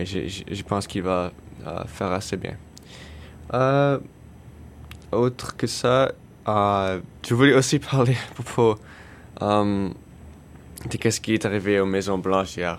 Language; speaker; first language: French; non-native, learner; English